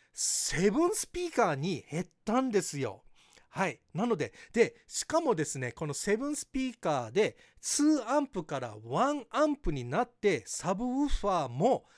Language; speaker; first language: Japanese; early bilingual, heritage; Japanese